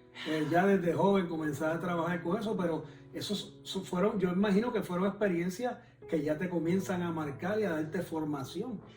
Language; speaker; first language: Spanish; native; Spanish